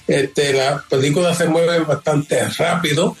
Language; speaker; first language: Spanish; early bilingual, heritage; Spanish